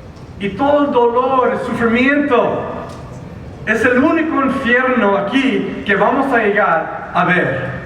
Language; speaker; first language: Spanish; early bilingual, heritage; Spanish